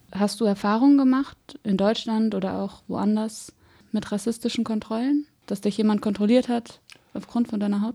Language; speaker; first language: German; native; German